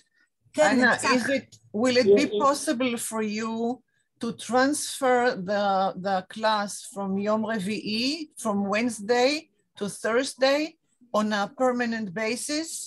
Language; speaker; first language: English; non-native, learner; Hebrew